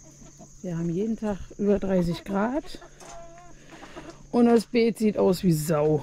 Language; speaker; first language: German; native; German